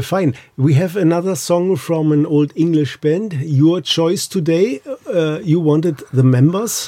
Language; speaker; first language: English; non-native, learner; German